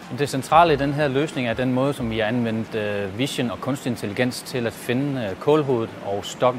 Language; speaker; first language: Danish; native; Danish